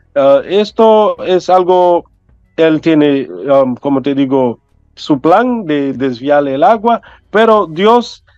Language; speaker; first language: Spanish; non-native, fluent; Haitian Creole